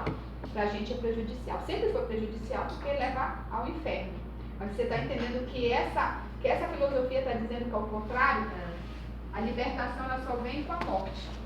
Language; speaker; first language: Portuguese; native; Portuguese